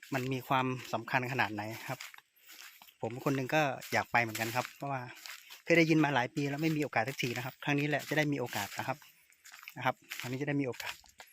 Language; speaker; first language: Thai; native; Thai